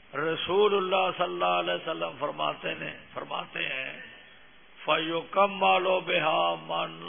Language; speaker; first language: Urdu; non-native, local second language; Punjabi